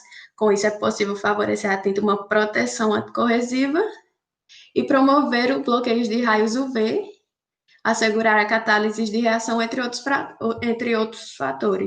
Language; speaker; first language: Portuguese; native; Portuguese